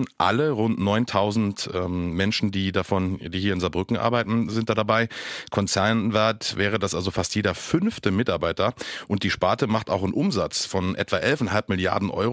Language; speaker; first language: German; native; German